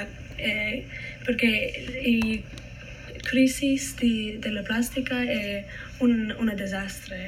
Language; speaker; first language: Italian; non-native, learner; English